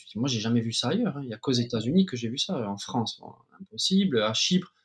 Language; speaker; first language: French; native; French